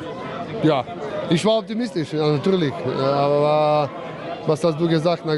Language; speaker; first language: German; non-native, learner; Croatian